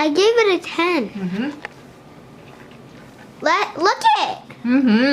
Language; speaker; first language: English; native; English